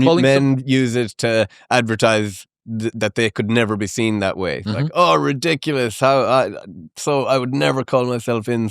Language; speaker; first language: English; native; English